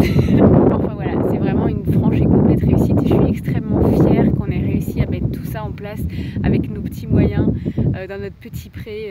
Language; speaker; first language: French; native; French